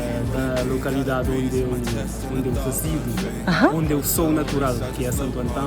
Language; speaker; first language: Portuguese; non-native, local second language; Kabuverdianu